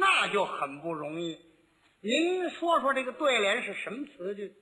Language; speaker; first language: Chinese; native; Chinese